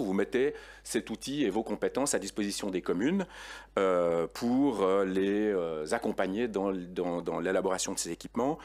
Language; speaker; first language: French; native; French